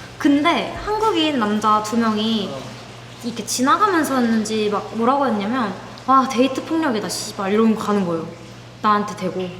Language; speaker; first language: Korean; native; Korean